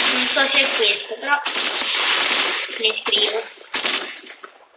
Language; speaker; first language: Italian; native; Italian